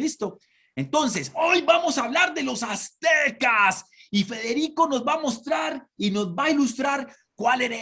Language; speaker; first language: Spanish; native; Spanish